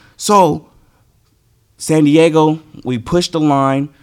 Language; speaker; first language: English; native; English